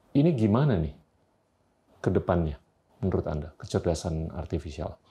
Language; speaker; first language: Indonesian; native; Indonesian